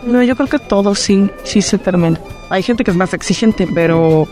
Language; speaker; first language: Spanish; native; Spanish